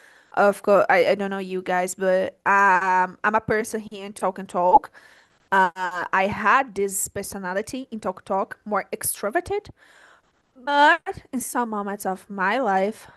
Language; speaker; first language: English; non-native, learner; Portuguese